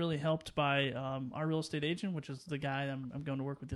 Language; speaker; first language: English; native; English